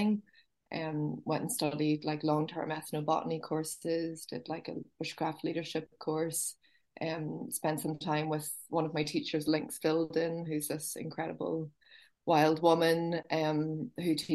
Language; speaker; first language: English; native; English